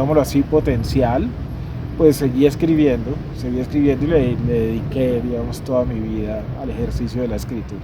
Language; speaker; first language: Spanish; native; Spanish